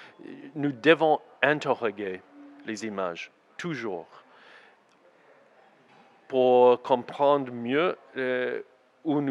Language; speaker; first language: French; non-native, learner; English